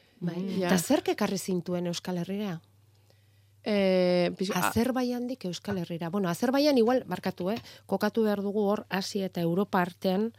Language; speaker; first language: Basque; native; Basque